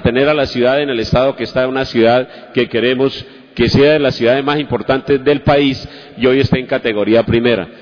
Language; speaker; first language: Spanish; native; Spanish